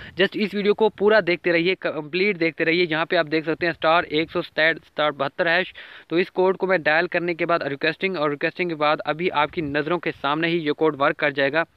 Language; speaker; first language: Urdu; non-native, local second language; Punjabi